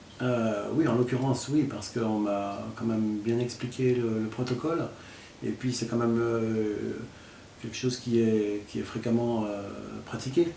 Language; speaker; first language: French; native; French